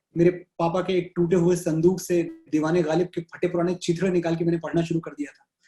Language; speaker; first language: Hindi; native; Hindi